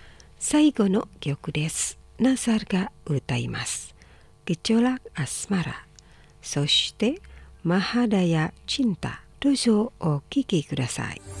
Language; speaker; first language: Japanese; non-native, fluent; Indonesian